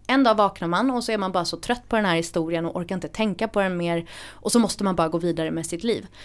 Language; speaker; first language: Swedish; native; Swedish